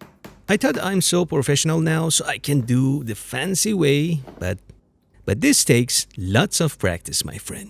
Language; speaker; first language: English; non-native, fluent; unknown